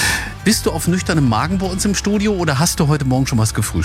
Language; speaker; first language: German; native; German